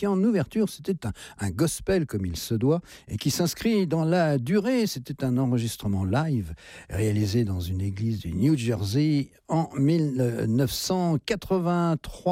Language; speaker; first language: French; native; French